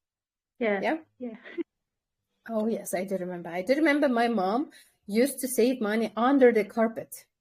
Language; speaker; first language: English; non-native, fluent; Kyrgyz